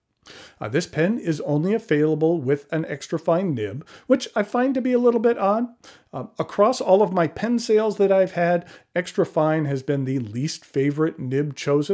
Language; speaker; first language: English; native; English